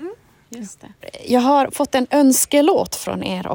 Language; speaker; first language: Swedish; non-native, local second language; Finnish